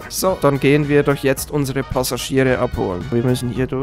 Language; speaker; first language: German; native; German